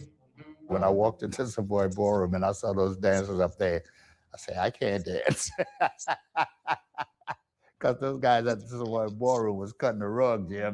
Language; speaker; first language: English; native; English